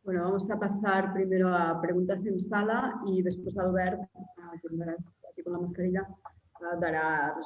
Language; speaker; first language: Spanish; non-native, local second language; Catalan